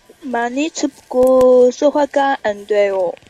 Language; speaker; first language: Korean; non-native, learner; Chinese